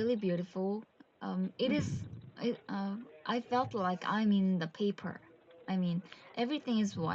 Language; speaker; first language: English; non-native, learner; Korean